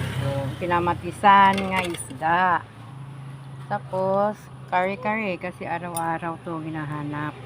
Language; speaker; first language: Filipino; non-native, local second language; Hiligaynon